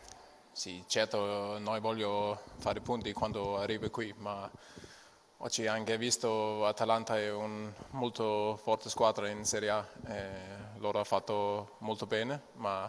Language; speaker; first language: Italian; non-native, learner; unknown